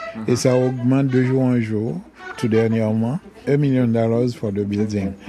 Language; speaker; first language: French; non-native, local second language; Haitian Creole